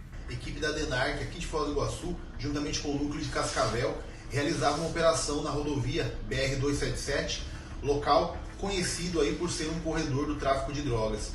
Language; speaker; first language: Portuguese; native; Portuguese